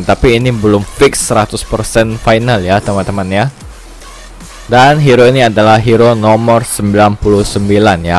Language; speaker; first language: Indonesian; native; Indonesian